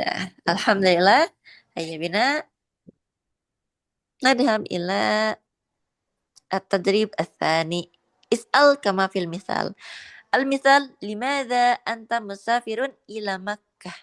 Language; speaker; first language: Arabic; non-native, learner; Indonesian